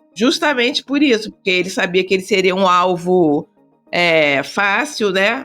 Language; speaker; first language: Portuguese; native; Portuguese